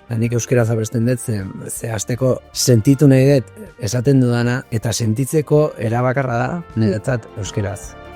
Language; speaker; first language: Basque; native; Basque